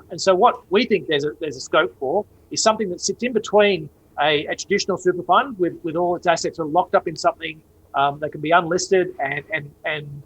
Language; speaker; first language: English; native; English